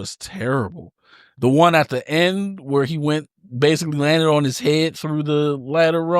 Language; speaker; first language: English; native; English